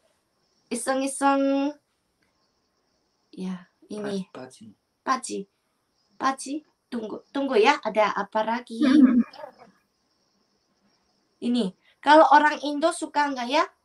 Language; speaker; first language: Indonesian; non-native, fluent; Korean